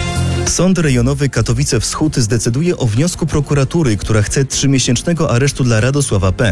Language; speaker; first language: Polish; native; Polish